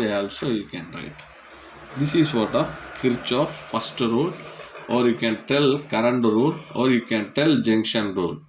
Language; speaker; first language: English; non-native, local second language; Tamil